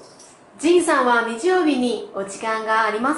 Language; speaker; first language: Japanese; non-native, learner; Korean